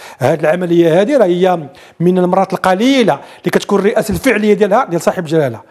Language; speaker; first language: Arabic; native; Arabic